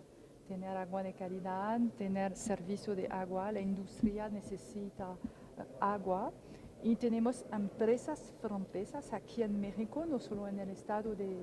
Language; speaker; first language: Spanish; non-native, fluent; French